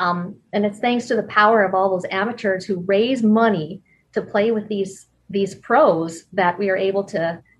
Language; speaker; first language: English; native; English